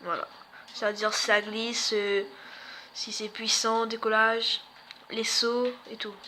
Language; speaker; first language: French; native; French